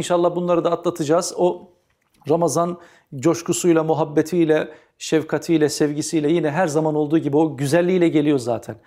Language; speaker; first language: Turkish; native; Turkish